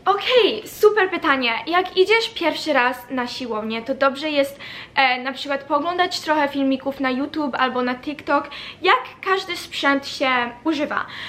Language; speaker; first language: Polish; early bilingual, heritage; Polish